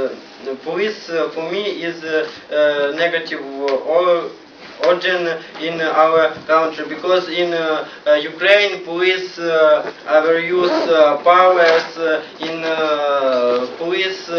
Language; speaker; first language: English; non-native, learner; Ukrainian